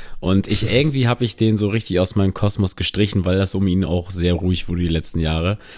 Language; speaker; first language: German; native; German